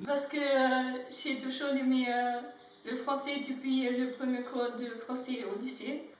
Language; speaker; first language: French; non-native, learner; German